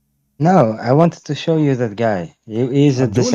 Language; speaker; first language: English; non-native, fluent; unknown